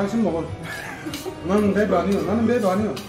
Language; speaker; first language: Korean; non-native, learner; Turkish